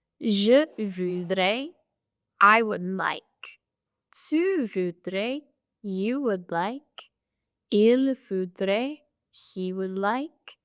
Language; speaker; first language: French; non-native, fluent; English